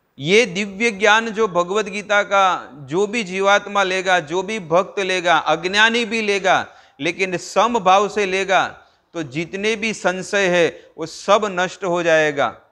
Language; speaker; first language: Hindi; non-native, local second language; Gujarati